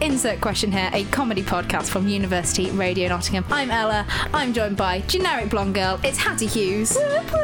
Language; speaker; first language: English; native; English